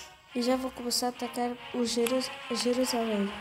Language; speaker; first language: Portuguese; early bilingual, heritage; Portuguese